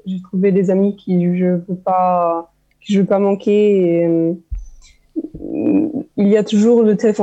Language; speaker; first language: French; non-native, fluent; German